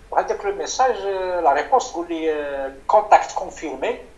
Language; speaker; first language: French; non-native, local second language; Arabic